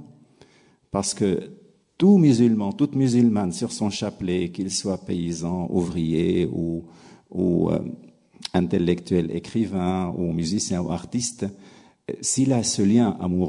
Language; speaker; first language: French; non-native, local second language; Arabic